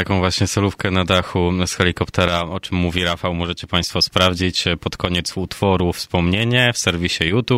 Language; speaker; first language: Polish; native; Polish